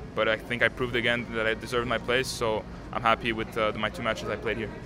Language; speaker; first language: English; non-native, fluent; French